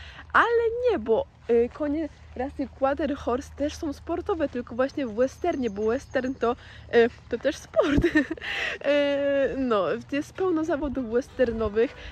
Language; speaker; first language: Polish; native; Polish